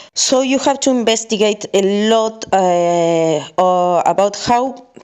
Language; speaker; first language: English; non-native, fluent; Spanish